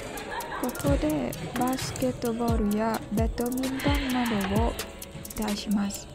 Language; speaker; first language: Japanese; non-native, learner; Thai